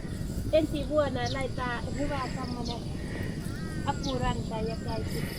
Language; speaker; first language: Finnish; non-native, learner; Thai